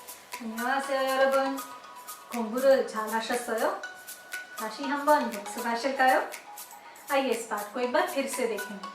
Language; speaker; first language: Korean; non-native, learner; Hindi